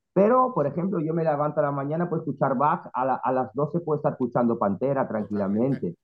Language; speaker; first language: Spanish; non-native, fluent; Italian